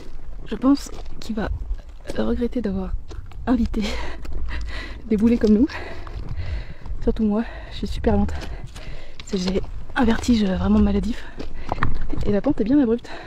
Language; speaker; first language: French; native; French